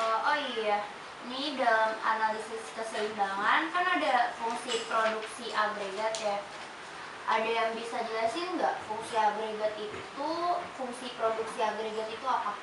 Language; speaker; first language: Indonesian; native; Indonesian